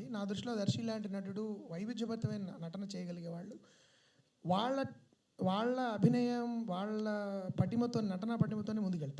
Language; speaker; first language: Telugu; native; Telugu